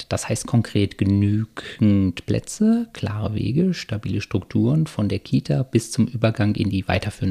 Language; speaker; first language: German; native; German